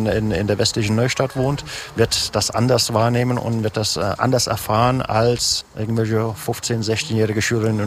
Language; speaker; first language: German; native; German